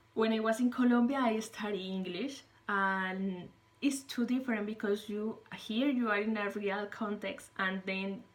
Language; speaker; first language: English; non-native, learner; Spanish